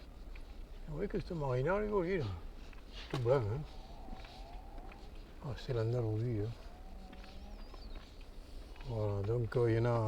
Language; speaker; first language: French; native; French